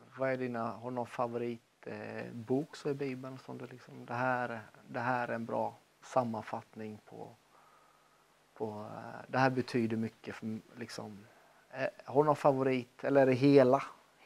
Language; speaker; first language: Swedish; native; Swedish